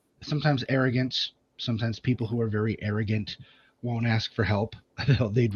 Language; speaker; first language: English; native; English